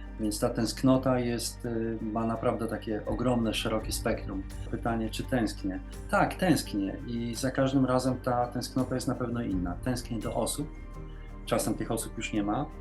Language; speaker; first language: Polish; native; Polish